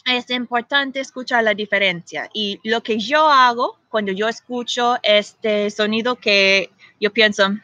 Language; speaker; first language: Spanish; non-native, fluent; English